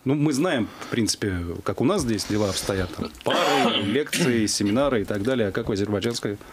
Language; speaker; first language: Russian; native; Russian